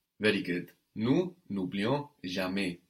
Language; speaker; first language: French; non-native, fluent; English